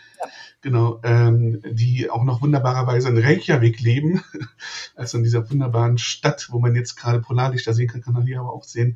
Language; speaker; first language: German; native; German